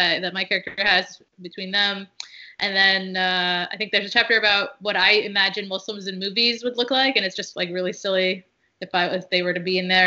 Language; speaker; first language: English; early bilingual, other home language; Arabic